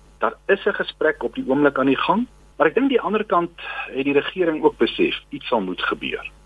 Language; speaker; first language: Afrikaans; native; Afrikaans